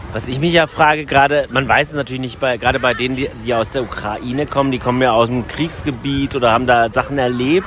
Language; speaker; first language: German; native; German